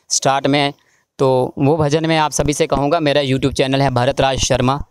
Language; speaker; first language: Hindi; native; Hindi